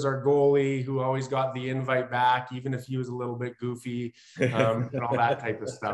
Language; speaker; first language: English; native; English